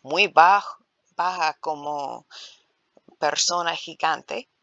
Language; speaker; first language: Spanish; non-native, learner; English